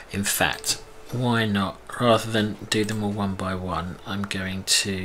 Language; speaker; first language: English; native; English